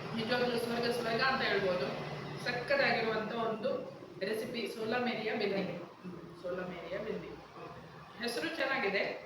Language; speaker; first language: Kannada; non-native, local second language; Konkani